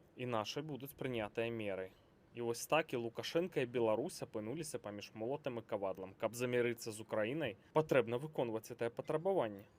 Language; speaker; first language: Belarusian; native; Belarusian